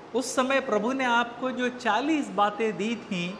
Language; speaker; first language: Hindi; native; Hindi